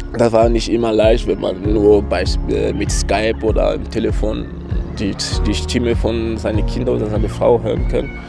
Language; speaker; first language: German; non-native, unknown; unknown